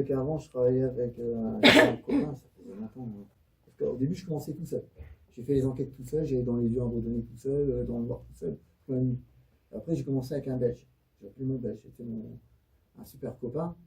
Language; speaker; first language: French; native; French